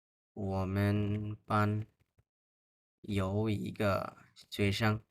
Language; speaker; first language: Chinese; non-native, fluent; Bangla